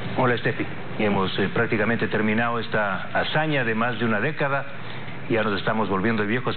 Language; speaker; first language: Spanish; native; Spanish